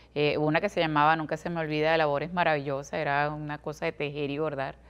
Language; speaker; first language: Spanish; native; Spanish